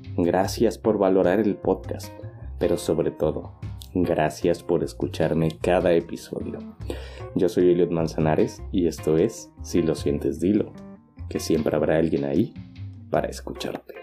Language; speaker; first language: Spanish; native; Spanish